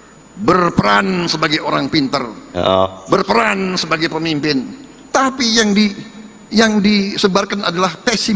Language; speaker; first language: Indonesian; native; Indonesian